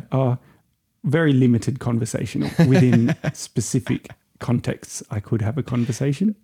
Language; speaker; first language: English; native; English